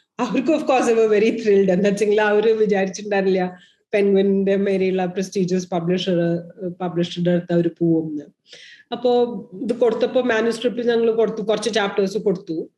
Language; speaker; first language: Malayalam; early bilingual, heritage; Malayalam